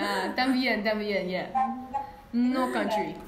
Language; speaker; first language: Spanish; non-native, learner; English